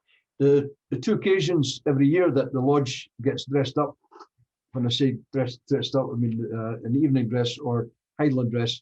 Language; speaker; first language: English; native; English